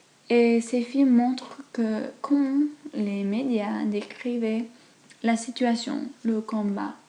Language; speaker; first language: French; non-native, fluent; English